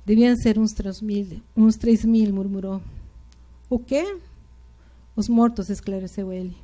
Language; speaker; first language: Portuguese; non-native, fluent; Spanish